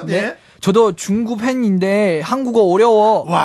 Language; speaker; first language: Korean; non-native, learner; Chinese